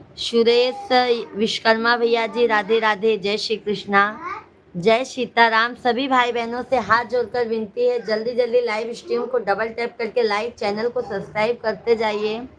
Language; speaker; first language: Hindi; native; Hindi